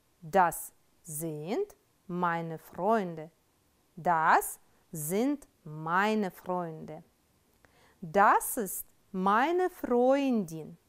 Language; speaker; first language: German; non-native, fluent; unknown